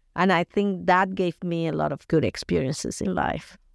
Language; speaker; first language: English; non-native, fluent; Spanish